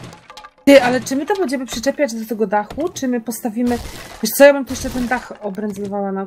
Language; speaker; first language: Polish; native; Polish